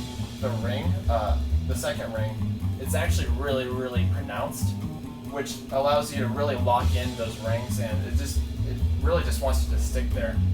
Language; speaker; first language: English; native; English